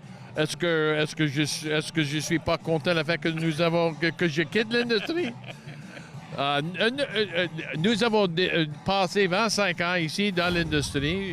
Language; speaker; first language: French; non-native, local second language; English